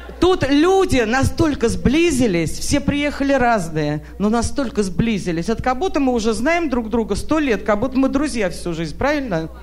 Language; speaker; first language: Russian; native; Russian